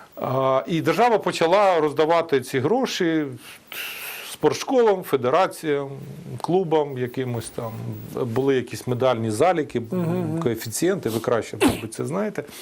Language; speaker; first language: Ukrainian; native; Ukrainian